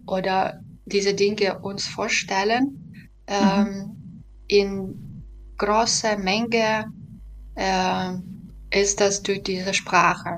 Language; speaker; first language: German; non-native, fluent; Belarusian